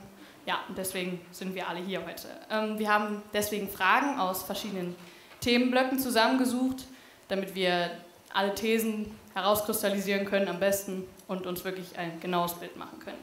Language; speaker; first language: German; native; German